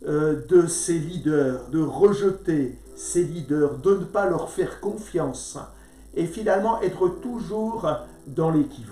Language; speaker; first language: French; native; French